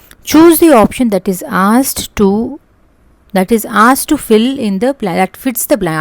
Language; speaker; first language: English; non-native, local second language; Telugu